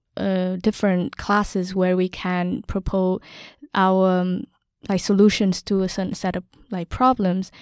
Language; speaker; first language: English; non-native, fluent; Vietnamese